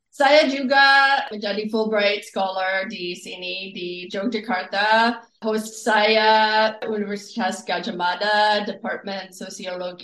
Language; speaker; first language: Indonesian; non-native, fluent; English